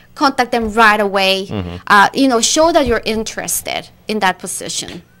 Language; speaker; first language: English; non-native, fluent; Spanish